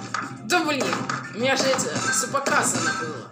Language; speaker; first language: Russian; native; Russian